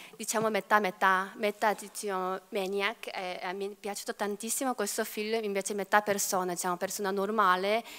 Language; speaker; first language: Italian; non-native, fluent; Korean